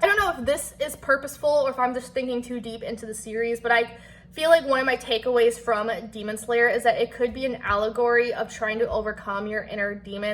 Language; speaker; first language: English; native; English